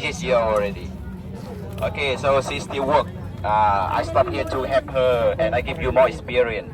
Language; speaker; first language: English; non-native, learner; Vietnamese